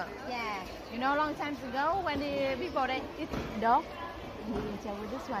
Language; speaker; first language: English; non-native, learner; Vietnamese